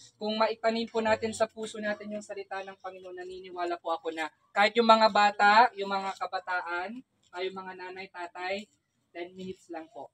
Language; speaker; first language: Filipino; non-native, local second language; Iloko